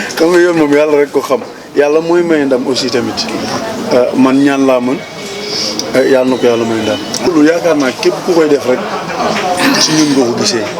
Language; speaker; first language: Wolof; native; Wolof